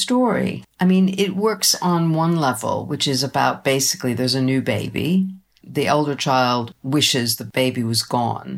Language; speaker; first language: English; native; English